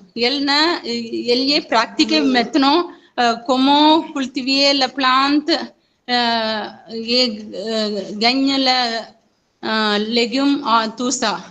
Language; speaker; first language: French; non-native, learner; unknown